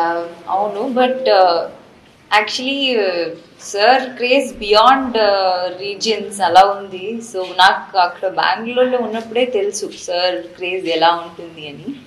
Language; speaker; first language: Telugu; non-native, fluent; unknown